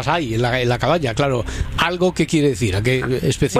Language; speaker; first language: Spanish; native; Spanish